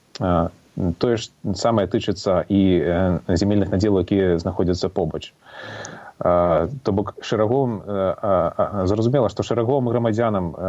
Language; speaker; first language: Belarusian; non-native, local second language; Russian